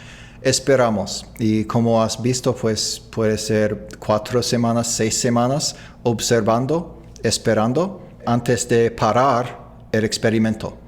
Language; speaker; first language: Spanish; non-native, fluent; English